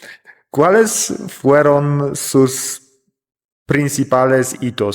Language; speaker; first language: Spanish; non-native, fluent; Polish